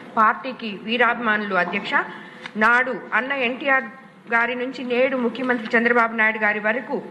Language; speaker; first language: Telugu; native; Telugu